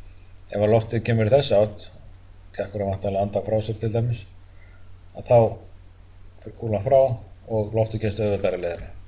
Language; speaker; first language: Icelandic; native; Icelandic